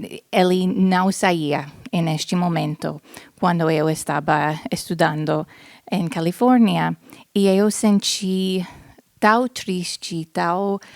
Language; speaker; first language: Portuguese; non-native, fluent; English